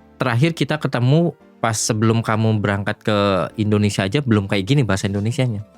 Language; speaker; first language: Indonesian; native; Indonesian